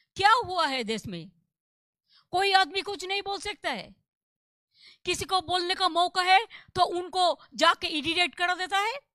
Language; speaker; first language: Hindi; non-native, local second language; Bangla